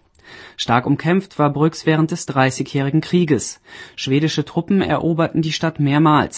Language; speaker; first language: German; native; German